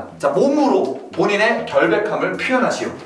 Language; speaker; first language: Korean; native; Korean